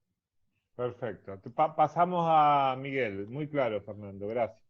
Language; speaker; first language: Spanish; native; Spanish